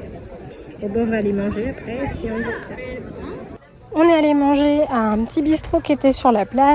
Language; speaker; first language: French; native; French